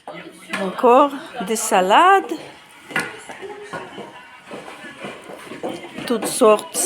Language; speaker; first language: French; non-native, fluent; Russian